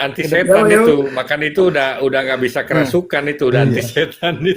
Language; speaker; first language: Indonesian; native; Indonesian